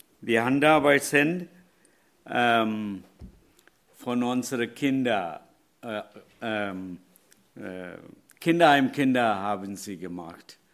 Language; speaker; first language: German; non-native, learner; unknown